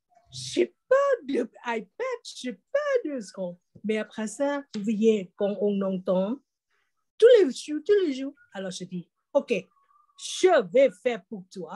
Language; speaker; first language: French; non-native, fluent; Thai